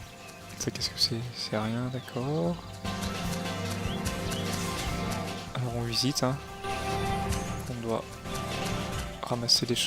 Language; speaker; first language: French; native; French